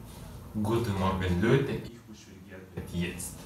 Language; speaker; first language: German; non-native, learner; Russian